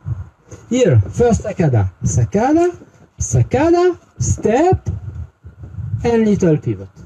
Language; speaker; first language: English; non-native, learner; French